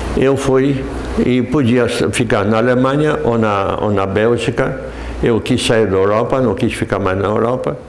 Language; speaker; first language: Portuguese; non-native, fluent; Polish